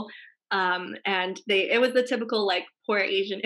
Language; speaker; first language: English; non-native, fluent; Chinese